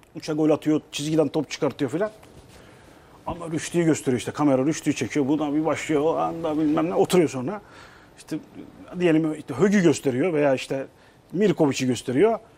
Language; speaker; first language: Turkish; native; Turkish